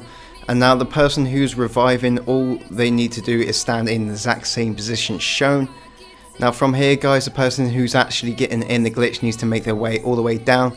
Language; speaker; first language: English; native; English